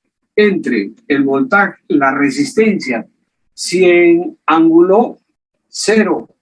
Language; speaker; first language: Spanish; native; Spanish